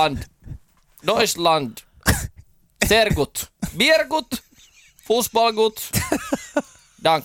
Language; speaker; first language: German; non-native, learner; Finnish